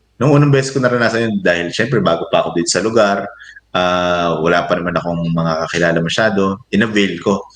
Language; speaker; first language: Filipino; native; Filipino